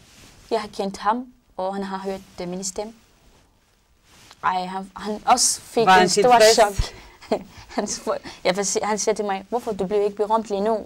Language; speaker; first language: Danish; non-native, learner; Arabic